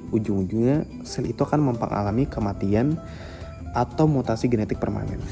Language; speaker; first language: Indonesian; native; Indonesian